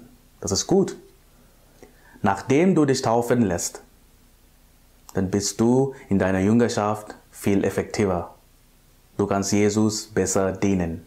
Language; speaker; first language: German; non-native, fluent; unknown